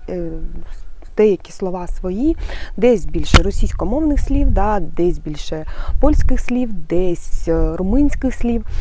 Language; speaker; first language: Ukrainian; native; Ukrainian